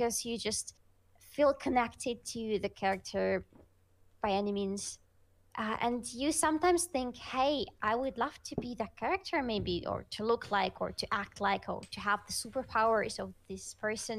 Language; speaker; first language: English; non-native, fluent; Russian